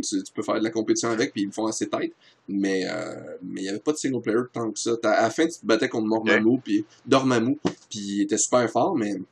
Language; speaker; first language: French; native; French